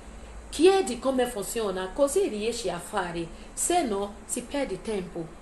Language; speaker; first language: Italian; non-native, learner; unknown